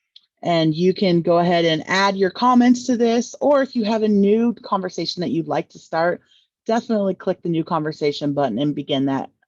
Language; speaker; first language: English; native; English